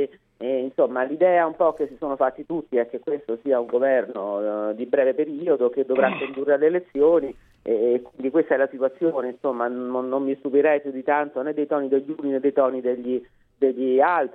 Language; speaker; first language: Italian; native; Italian